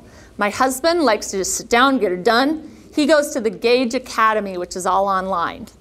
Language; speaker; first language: English; native; English